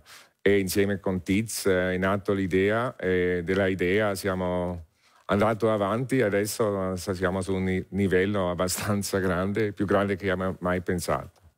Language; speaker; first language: Italian; non-native, learner; German